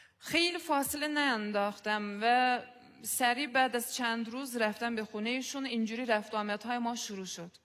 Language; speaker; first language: Persian; non-native, fluent; Azerbaijani